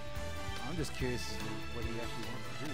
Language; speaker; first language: English; native; English